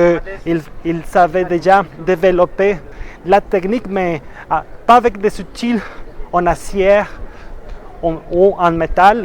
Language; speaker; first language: French; non-native, fluent; Spanish